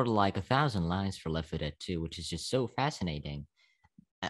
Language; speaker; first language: English; non-native, fluent; Slovak